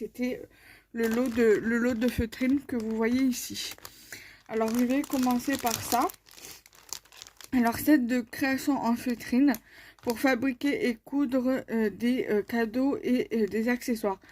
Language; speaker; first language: French; native; French